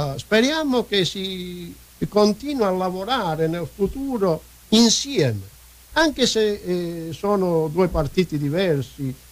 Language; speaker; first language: Italian; early bilingual, heritage; Italian